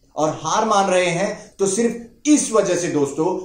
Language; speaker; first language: Hindi; non-native, local second language; Marathi